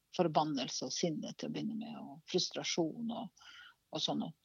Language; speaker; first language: Norwegian; native; Norwegian